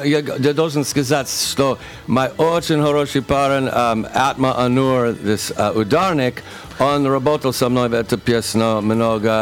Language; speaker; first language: Russian; non-native, learner; English